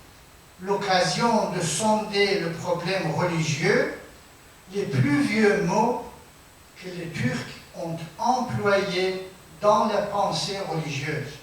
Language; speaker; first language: French; non-native, fluent; Persian